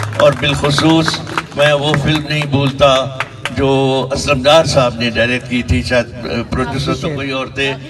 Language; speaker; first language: Urdu; non-native, local second language; Sindhi